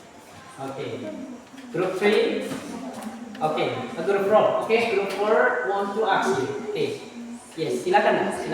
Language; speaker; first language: English; non-native, learner; Indonesian